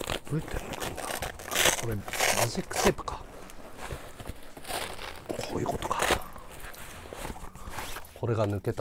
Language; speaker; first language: Japanese; native; Japanese